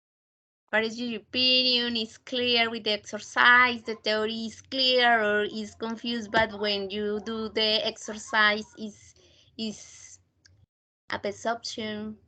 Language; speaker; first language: English; non-native, fluent; Spanish